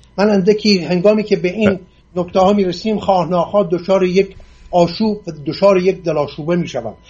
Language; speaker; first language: Persian; non-native, local second language; Assyrian Neo-Aramaic